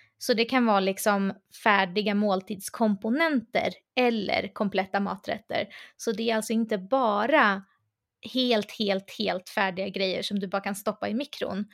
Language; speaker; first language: Swedish; native; Swedish